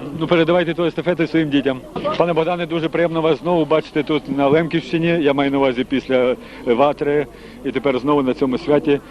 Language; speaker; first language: Ukrainian; native; Ukrainian